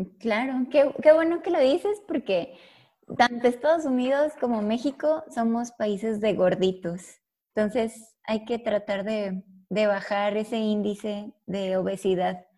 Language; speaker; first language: Spanish; native; Spanish